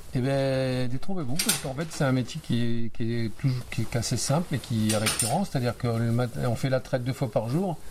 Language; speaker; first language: French; native; French